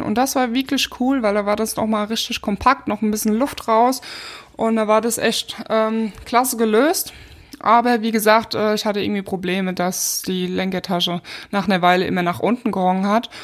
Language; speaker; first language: German; native; German